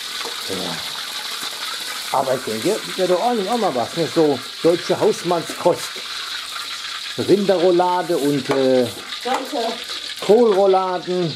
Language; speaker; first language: German; native; German